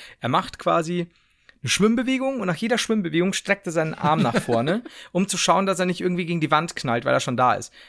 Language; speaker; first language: German; native; German